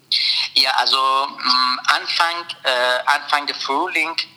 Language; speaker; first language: German; non-native, learner; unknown